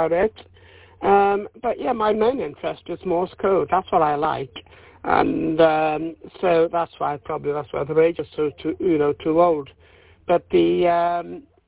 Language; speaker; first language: English; native; English